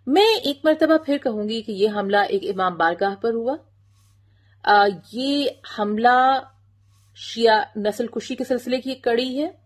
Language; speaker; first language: Urdu; native; Urdu